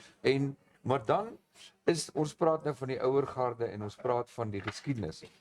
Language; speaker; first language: Afrikaans; native; Afrikaans